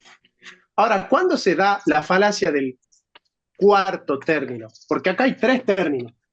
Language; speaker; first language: Spanish; native; Spanish